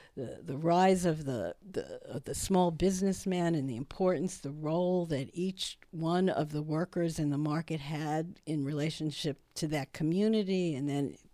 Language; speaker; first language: English; native; English